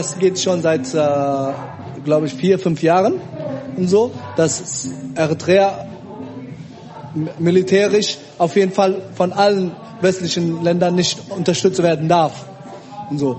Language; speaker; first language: German; early bilingual, other home language; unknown